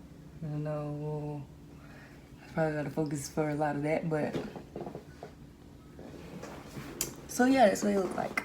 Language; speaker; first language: English; native; English